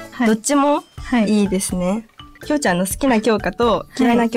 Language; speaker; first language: Japanese; native; Japanese